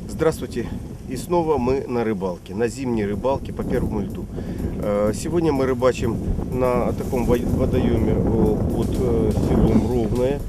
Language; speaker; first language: Russian; native; Russian